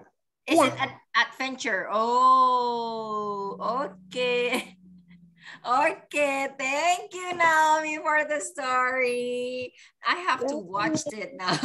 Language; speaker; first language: English; non-native, fluent; Indonesian